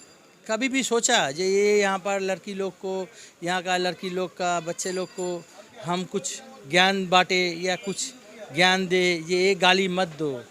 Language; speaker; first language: Hindi; non-native, local second language; Bangla